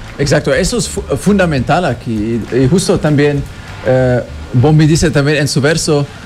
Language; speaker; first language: Spanish; non-native, fluent; German